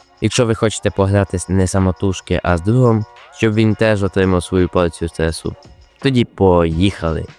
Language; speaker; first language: Ukrainian; native; Ukrainian